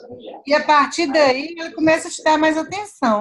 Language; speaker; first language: Portuguese; native; Portuguese